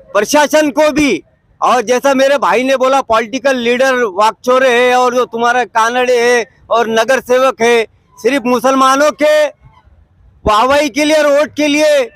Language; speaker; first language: Hindi; non-native, local second language; Urdu